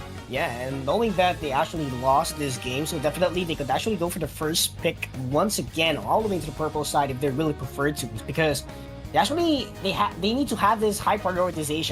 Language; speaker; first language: English; non-native, local second language; Filipino